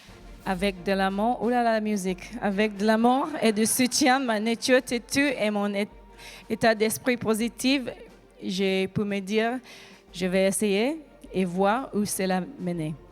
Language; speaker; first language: French; non-native, learner; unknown